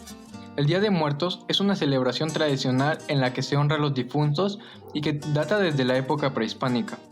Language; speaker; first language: Spanish; native; Spanish